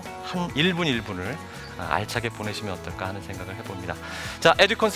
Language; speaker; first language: Korean; native; Korean